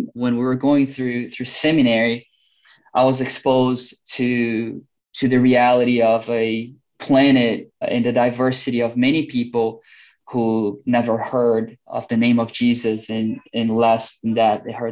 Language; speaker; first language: English; non-native, fluent; Portuguese